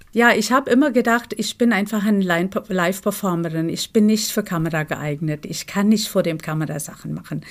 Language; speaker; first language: German; non-native, fluent; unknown